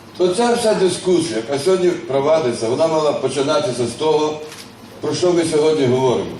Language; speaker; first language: Ukrainian; native; Ukrainian